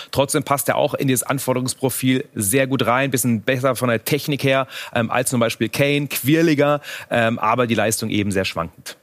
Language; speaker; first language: German; native; German